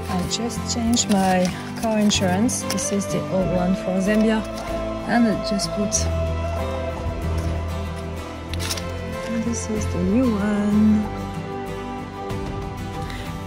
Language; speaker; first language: English; non-native, fluent; French